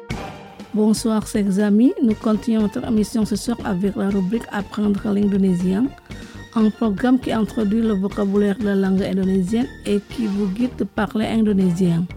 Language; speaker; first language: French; non-native, local second language; Indonesian